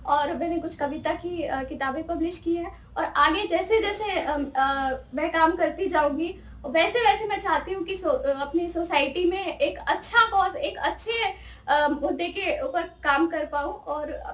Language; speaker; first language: Hindi; native; Hindi